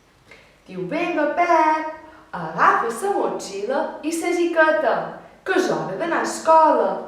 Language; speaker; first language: Catalan; native; Catalan